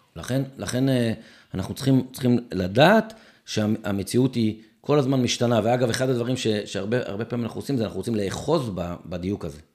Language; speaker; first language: Hebrew; native; Hebrew